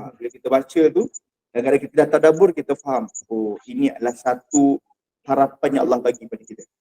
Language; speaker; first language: Malay; native; Malay